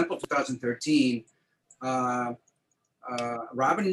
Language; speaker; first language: English; non-native, fluent; French